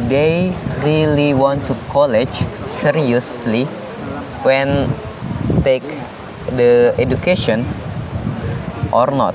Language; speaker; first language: English; non-native, learner; Indonesian